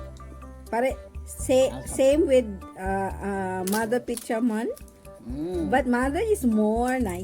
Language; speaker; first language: English; non-native, learner; Filipino